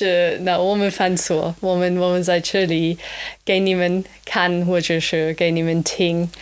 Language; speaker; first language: Chinese; non-native, fluent; German